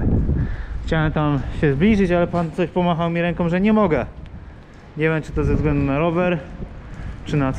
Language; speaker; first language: Polish; native; Polish